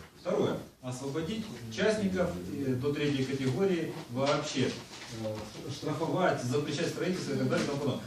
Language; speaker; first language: Russian; non-native, local second language; Ukrainian